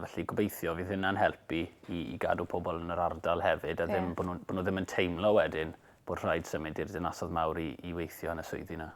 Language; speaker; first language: Welsh; native; Welsh